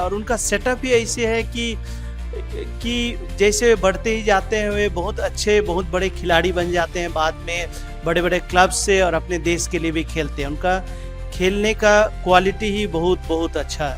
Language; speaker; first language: Hindi; native; Hindi